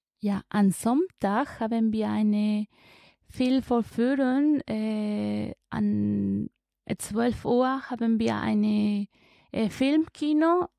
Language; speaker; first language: German; non-native, learner; Spanish